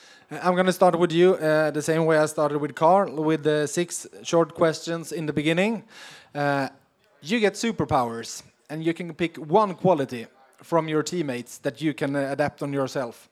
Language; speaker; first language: English; non-native, fluent; Swedish